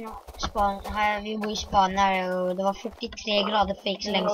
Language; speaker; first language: Swedish; non-native, learner; Norwegian